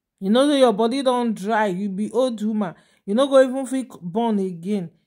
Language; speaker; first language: Nigerian Pidgin; non-native, local second language; Yoruba